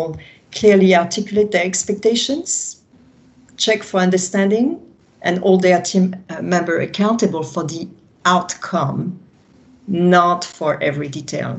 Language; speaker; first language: English; non-native, fluent; French